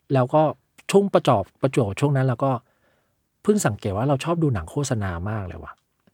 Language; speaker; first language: Thai; early bilingual, other home language; Chinese